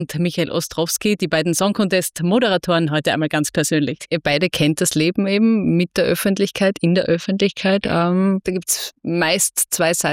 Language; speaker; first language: German; native; German